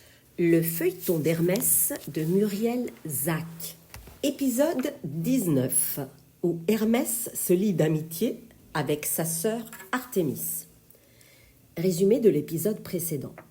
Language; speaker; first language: French; native; French